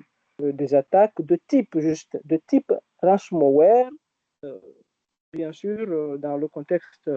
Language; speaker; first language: French; non-native, local second language; Arabic